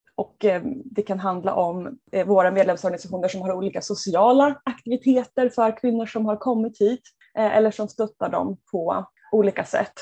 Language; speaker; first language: Swedish; native; Swedish